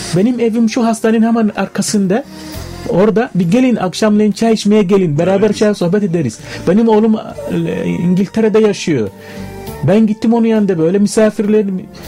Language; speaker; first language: Turkish; non-native, fluent; Arabic